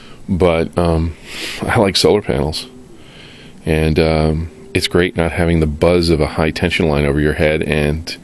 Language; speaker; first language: English; native; English